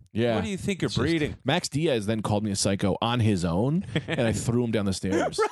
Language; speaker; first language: English; native; English